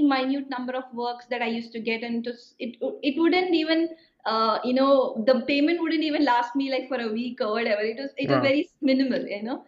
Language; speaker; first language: English; non-native, local second language; Malayalam